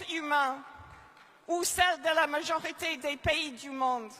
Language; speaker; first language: French; non-native, fluent; English